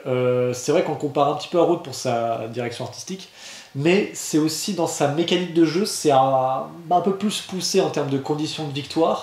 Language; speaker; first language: French; native; French